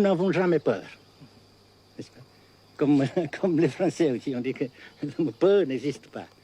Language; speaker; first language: French; non-native, fluent; Vietnamese